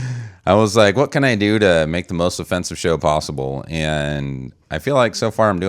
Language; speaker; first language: English; native; English